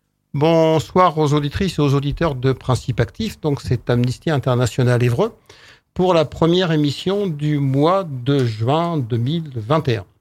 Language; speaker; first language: French; native; French